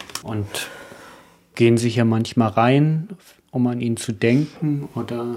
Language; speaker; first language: German; native; German